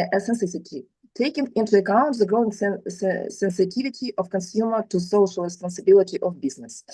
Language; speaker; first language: English; non-native, fluent; Ukrainian